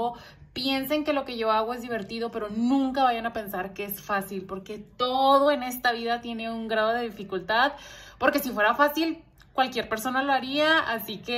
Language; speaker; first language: Spanish; native; Spanish